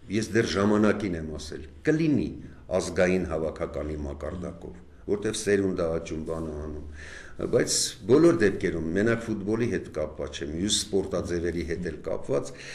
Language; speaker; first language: Armenian; native; Armenian